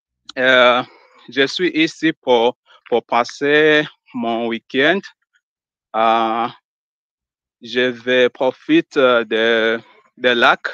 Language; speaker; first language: French; non-native, learner; Swahili